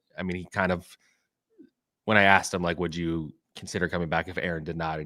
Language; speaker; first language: English; native; English